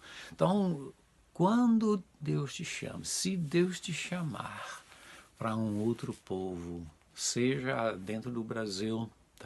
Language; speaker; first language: Portuguese; non-native, fluent; Dutch